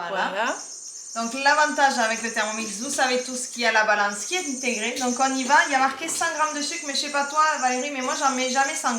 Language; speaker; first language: French; native; French